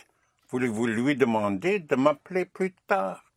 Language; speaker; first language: French; non-native, fluent; English